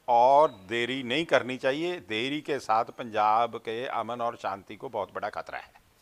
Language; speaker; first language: Hindi; non-native, local second language; Punjabi